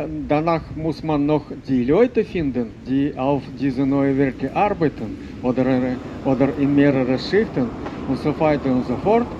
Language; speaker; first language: German; non-native, fluent; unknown